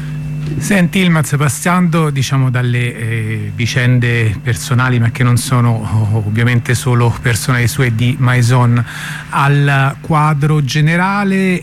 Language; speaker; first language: Italian; native; Italian